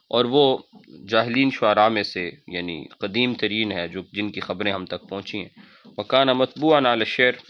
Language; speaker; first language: Urdu; non-native, local second language; Punjabi